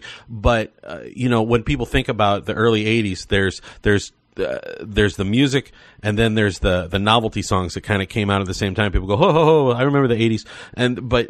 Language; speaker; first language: English; native; English